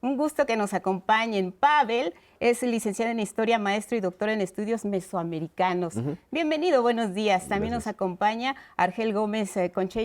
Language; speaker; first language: Spanish; native; Spanish